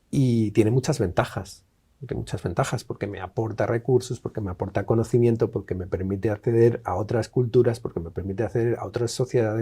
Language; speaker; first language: Spanish; native; Spanish